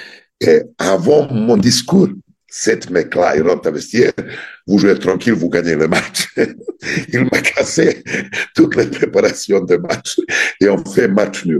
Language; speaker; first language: French; non-native, fluent; Serbian